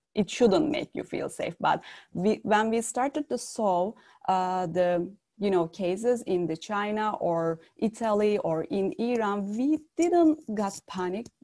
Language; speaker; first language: English; non-native, fluent; Turkish